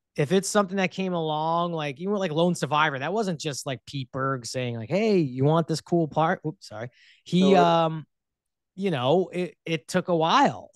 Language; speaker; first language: English; native; English